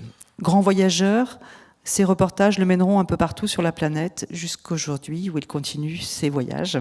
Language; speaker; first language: French; native; French